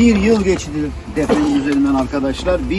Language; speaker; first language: Turkish; native; Turkish